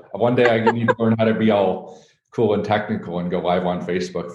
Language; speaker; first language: English; native; English